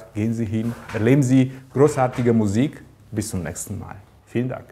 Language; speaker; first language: German; native; German